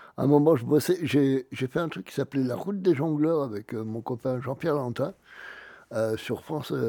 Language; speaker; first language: French; native; French